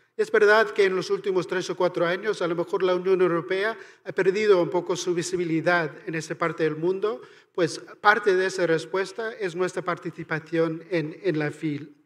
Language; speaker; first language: Spanish; non-native, fluent; Irish